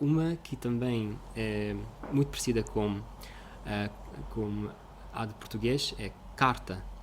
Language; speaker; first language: Portuguese; non-native, fluent; Russian